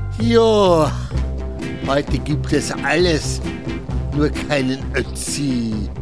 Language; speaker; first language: German; native; German